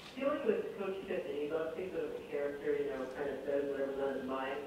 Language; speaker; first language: English; native; English